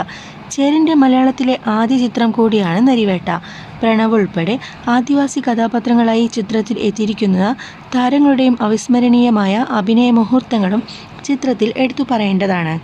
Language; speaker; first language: Malayalam; native; Malayalam